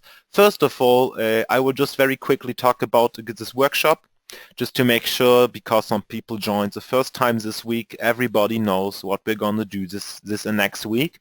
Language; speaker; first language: English; non-native, fluent; German